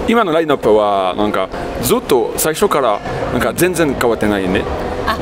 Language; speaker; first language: Japanese; non-native, fluent; French